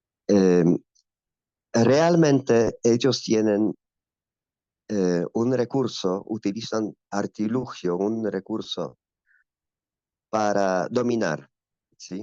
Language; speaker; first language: Spanish; non-native, fluent; Polish